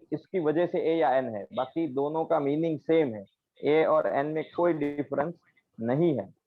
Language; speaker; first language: Hindi; non-native, local second language; Gujarati